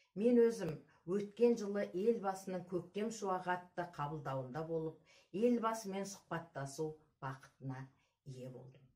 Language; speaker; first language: Kazakh; native; Kazakh